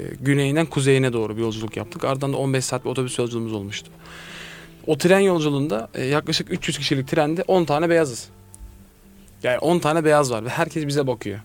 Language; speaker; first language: Turkish; native; Turkish